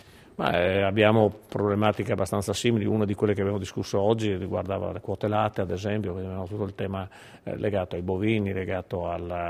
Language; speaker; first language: Italian; native; Italian